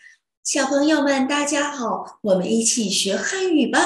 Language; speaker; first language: Chinese; non-native, fluent; Vietnamese